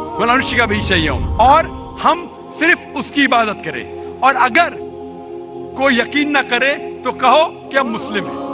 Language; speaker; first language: Urdu; non-native, local second language; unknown